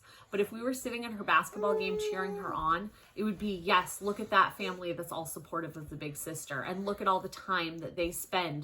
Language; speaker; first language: English; native; English